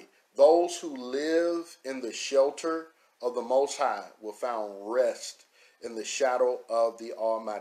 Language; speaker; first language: English; native; English